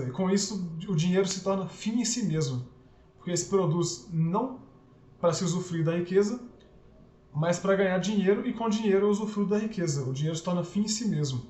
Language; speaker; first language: Portuguese; native; Portuguese